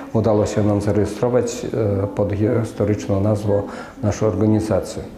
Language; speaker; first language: Polish; non-native, local second language; Russian